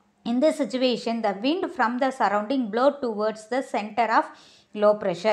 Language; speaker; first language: English; non-native, local second language; Tamil